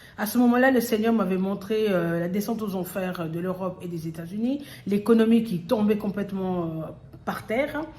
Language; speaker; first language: French; early bilingual, other home language; Lingala